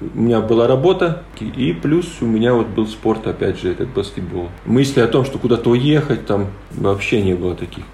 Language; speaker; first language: Russian; non-native, local second language; Polish